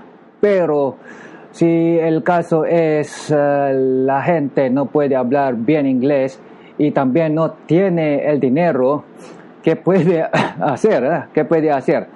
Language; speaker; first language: Spanish; non-native, learner; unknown